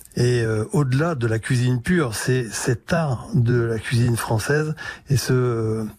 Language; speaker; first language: French; native; French